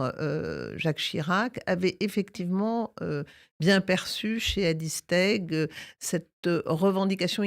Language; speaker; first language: French; native; French